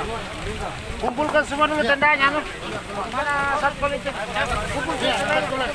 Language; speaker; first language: Malay; native; Malay